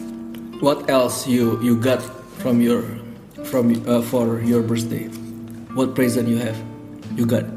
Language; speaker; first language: English; non-native, learner; Indonesian